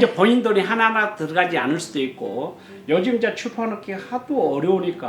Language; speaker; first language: Korean; native; Korean